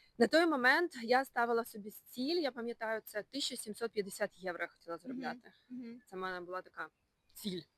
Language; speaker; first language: Ukrainian; native; Ukrainian